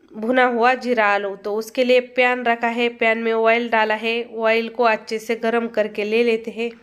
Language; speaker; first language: Hindi; non-native, local second language; Marathi